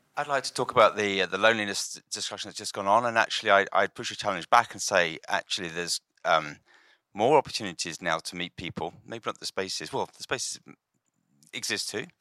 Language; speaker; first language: English; native; English